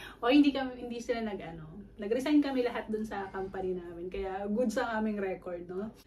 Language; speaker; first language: Filipino; native; Filipino